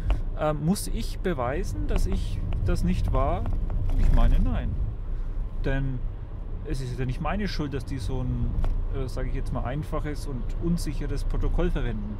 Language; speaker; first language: German; native; German